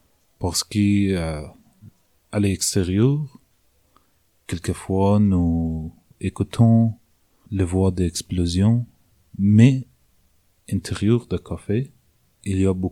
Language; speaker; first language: French; non-native, learner; Persian